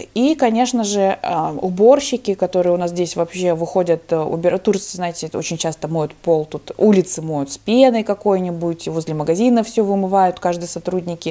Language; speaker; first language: Russian; native; Russian